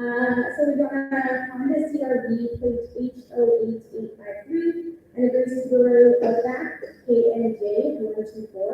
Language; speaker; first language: English; native; English